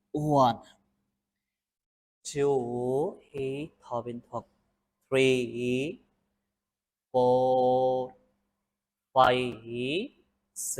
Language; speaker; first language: Vietnamese; non-native, learner; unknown